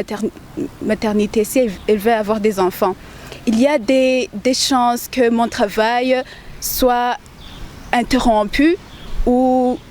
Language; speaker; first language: French; non-native, local second language; Rundi